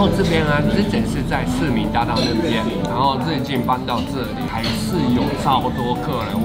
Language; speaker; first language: Chinese; non-native, fluent; Japanese